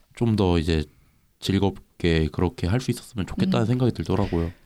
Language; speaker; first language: Korean; native; Korean